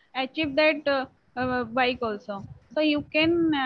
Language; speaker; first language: English; non-native, local second language; Odia